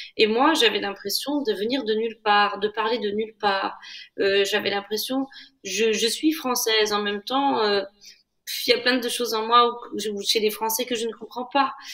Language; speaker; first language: French; native; French